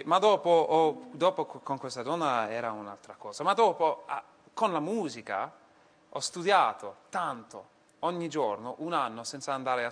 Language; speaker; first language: Italian; non-native, fluent; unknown